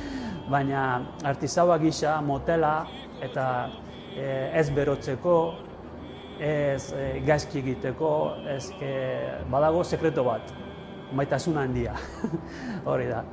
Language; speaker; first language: Basque; non-native, learner; Italian